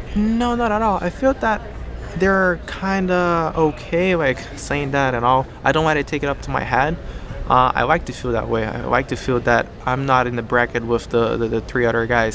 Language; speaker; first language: English; non-native, fluent; Portuguese